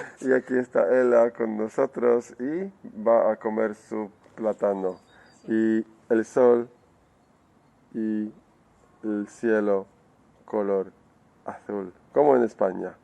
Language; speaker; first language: Spanish; non-native, fluent; Polish